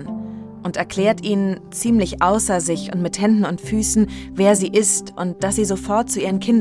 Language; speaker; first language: German; native; German